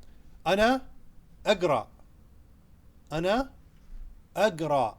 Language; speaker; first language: Arabic; non-native, fluent; Urdu